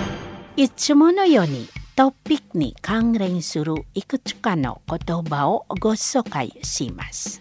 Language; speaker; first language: Japanese; non-native, fluent; Indonesian